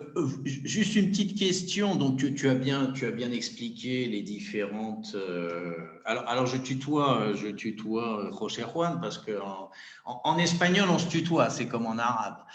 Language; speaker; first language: French; native; French